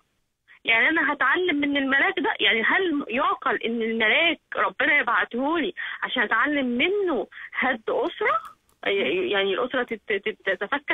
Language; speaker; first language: Arabic; native; Arabic